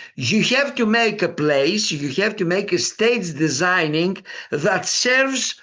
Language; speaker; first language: English; non-native, fluent; Greek